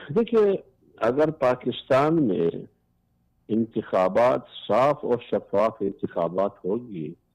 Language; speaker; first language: Urdu; non-native, local second language; Pashto